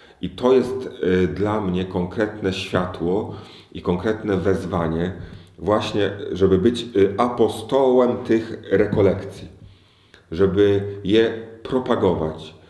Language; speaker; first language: Polish; native; Polish